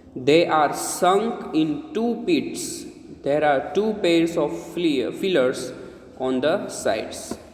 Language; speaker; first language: English; non-native, local second language; Gujarati